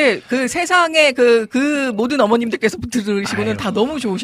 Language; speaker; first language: Korean; native; Korean